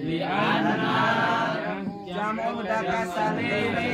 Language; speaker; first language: Arabic; non-native, learner; Indonesian